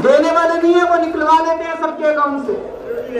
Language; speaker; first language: Hindi; native; Hindi